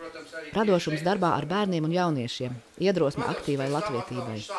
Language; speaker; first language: Latvian; native; Latvian